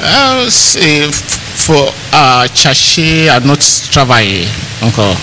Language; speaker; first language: French; non-native, learner; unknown